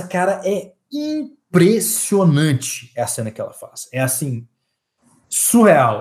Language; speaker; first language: Portuguese; native; Portuguese